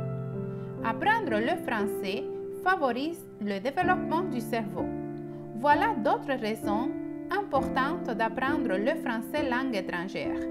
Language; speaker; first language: French; non-native, fluent; Spanish